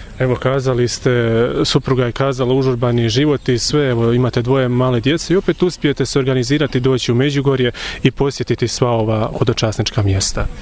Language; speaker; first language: Croatian; native; Croatian